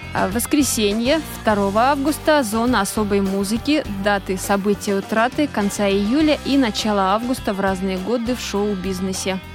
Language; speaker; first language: Russian; native; Russian